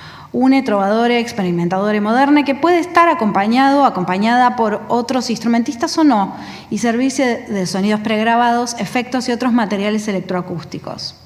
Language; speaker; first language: Spanish; native; Spanish